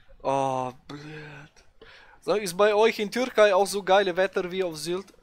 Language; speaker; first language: German; native; German